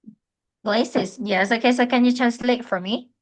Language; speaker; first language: English; non-native, fluent; Vietnamese